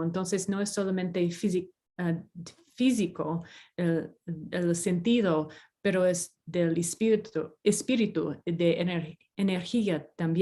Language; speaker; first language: Spanish; non-native, fluent; English